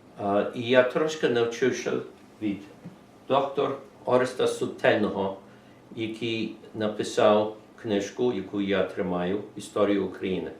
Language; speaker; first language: Ukrainian; early bilingual, heritage; English